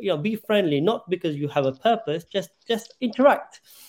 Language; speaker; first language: English; native; English